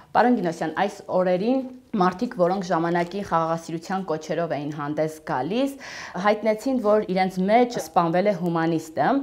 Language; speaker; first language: Armenian; native; Armenian